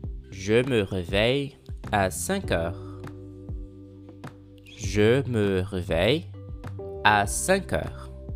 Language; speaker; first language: English; non-native, fluent; Portuguese